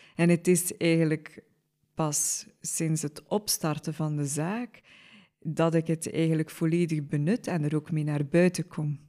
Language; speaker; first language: Dutch; native; Dutch